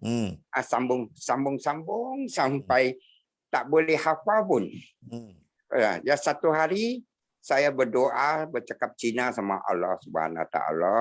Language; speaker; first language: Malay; non-native, local second language; Chinese